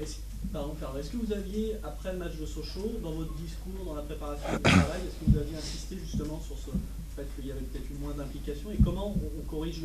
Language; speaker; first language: French; native; French